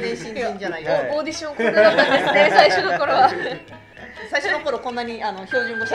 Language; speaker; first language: Japanese; native; Japanese